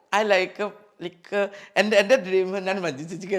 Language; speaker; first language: Malayalam; non-native, fluent; Assamese